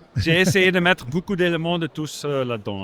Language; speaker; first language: French; non-native, local second language; Dutch